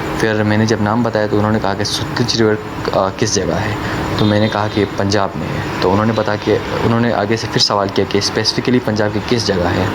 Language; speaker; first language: Urdu; non-native, local second language; Khowar